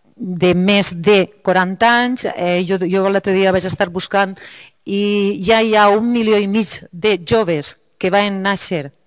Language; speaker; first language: Catalan; native; Catalan